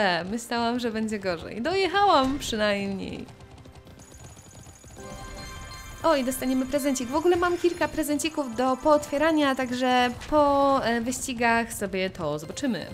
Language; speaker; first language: Polish; native; Polish